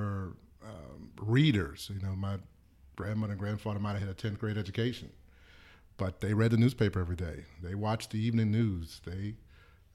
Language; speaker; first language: English; native; English